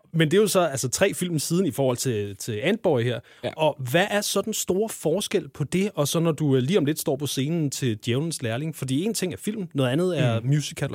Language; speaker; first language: Danish; native; Danish